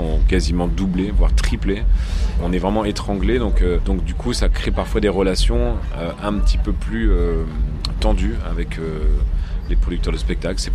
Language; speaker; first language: French; native; French